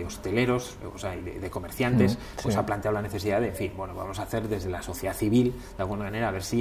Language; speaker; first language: Spanish; native; Spanish